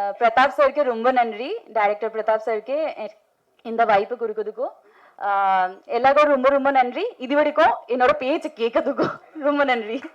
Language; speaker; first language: Tamil; non-native, fluent; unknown